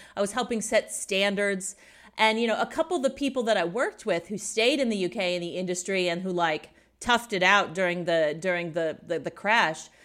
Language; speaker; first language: English; native; English